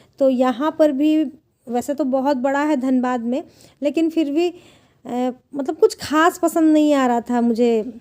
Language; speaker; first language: Hindi; non-native, local second language; Bangla